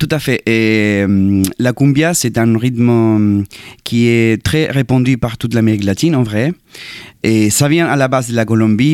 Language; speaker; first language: French; non-native, fluent; Spanish